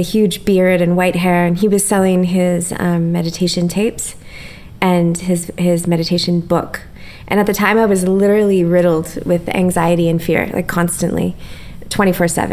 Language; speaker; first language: English; native; English